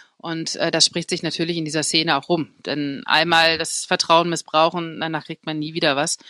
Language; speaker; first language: German; native; German